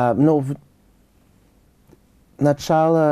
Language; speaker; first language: Russian; non-native, learner; English